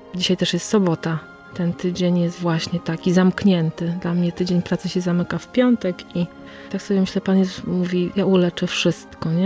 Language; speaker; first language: Polish; native; Polish